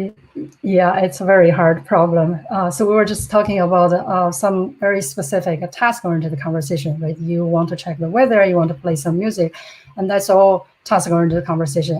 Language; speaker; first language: English; non-native, fluent; Chinese